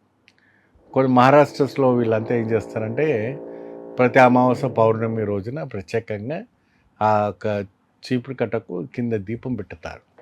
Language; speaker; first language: Telugu; non-native, fluent; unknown